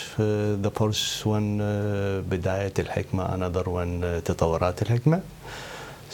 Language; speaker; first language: English; non-native, learner; Arabic